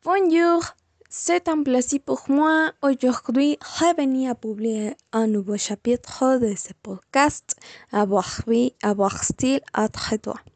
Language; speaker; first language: French; non-native, learner; Spanish